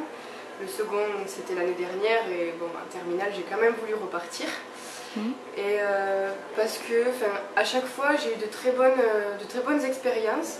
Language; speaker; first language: French; native; French